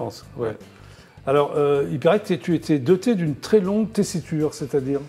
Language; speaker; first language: French; native; French